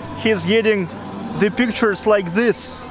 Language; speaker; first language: English; non-native, learner; Russian